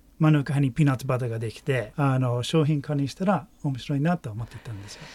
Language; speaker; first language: Japanese; non-native, fluent; English